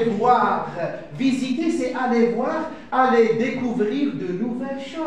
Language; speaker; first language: French; non-native, fluent; Arabic